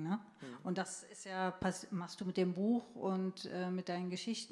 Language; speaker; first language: German; native; German